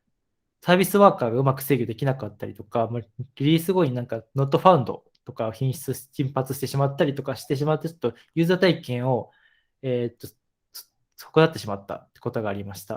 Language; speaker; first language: Japanese; native; Japanese